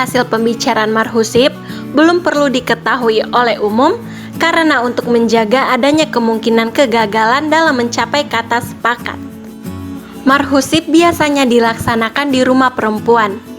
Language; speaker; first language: Indonesian; native; Indonesian